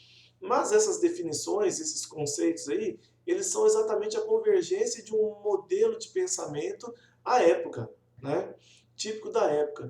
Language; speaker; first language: Portuguese; native; Portuguese